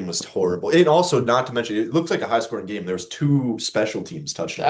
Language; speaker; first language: English; native; English